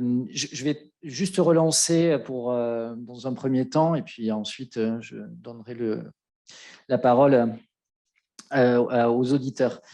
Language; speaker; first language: French; native; French